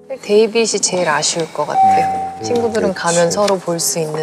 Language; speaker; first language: Korean; native; Korean